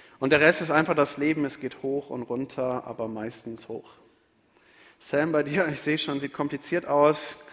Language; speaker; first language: German; native; German